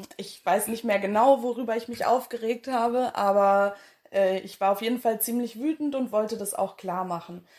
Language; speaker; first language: German; native; German